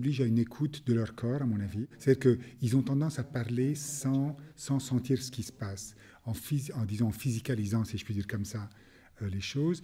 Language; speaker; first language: French; native; French